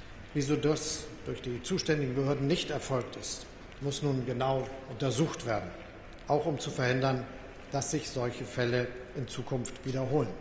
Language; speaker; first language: German; native; German